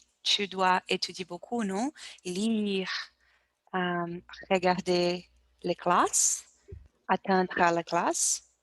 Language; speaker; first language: French; non-native, learner; Portuguese